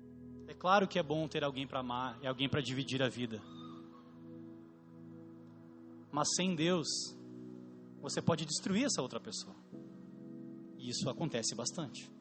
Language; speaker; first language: Portuguese; native; Portuguese